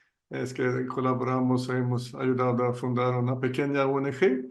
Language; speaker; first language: Spanish; non-native, fluent; Swedish